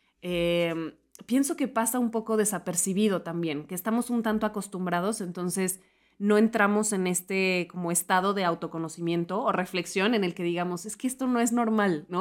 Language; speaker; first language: Spanish; native; Spanish